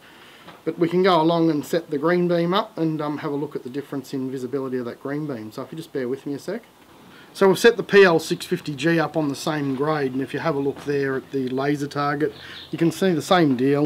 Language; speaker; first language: English; native; English